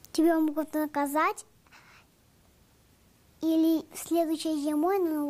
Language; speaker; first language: Russian; native; Russian